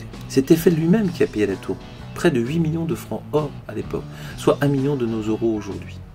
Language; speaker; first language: French; native; French